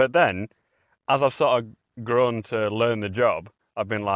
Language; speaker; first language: English; native; English